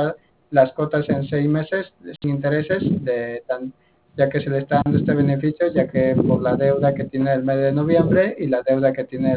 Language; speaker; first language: Spanish; native; Spanish